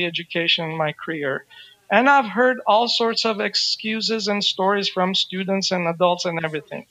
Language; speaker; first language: English; non-native, fluent; Persian